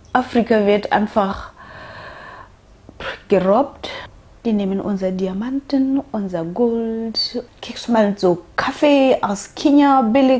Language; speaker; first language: German; non-native, fluent; Tswana